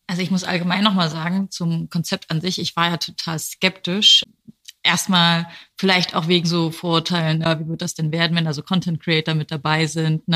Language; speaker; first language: German; native; German